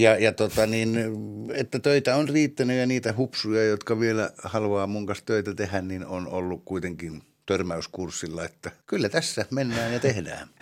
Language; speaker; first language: Finnish; native; Finnish